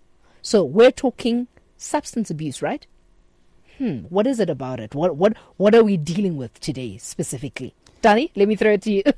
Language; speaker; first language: English; non-native, local second language; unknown